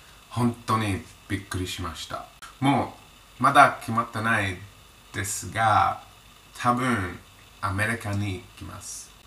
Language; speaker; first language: Japanese; non-native, learner; English